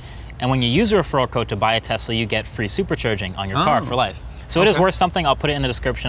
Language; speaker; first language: English; native; English